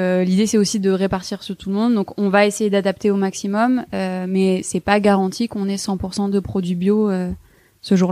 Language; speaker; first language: French; native; French